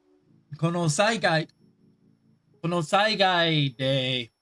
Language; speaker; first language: Japanese; non-native, learner; English